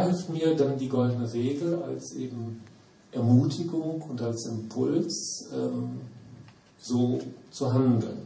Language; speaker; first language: German; native; German